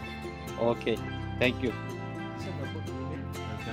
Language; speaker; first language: English; non-native, fluent; Turkish